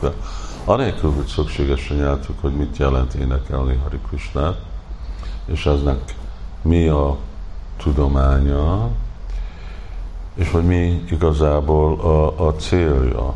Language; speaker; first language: Hungarian; early bilingual, heritage; Hungarian